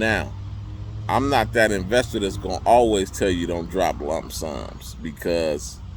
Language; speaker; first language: English; native; English